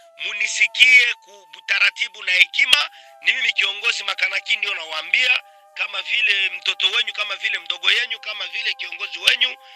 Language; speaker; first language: Swahili; native; Swahili